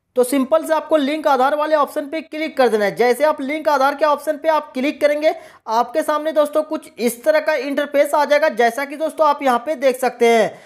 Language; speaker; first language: Hindi; native; Hindi